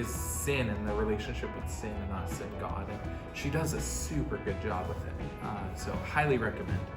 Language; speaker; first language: English; native; English